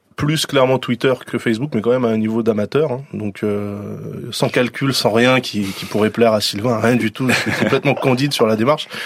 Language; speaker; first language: French; native; French